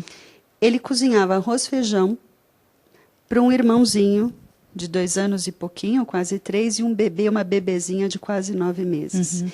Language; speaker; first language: Portuguese; native; Portuguese